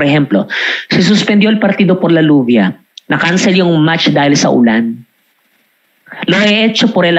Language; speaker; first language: Spanish; non-native, fluent; Filipino